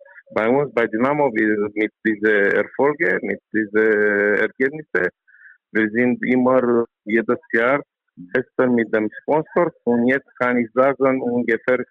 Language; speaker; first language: German; non-native, learner; Romanian